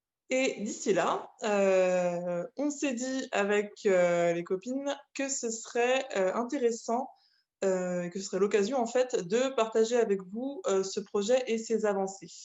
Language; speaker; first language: French; native; French